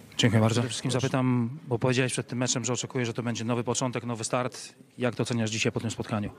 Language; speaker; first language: Polish; native; Polish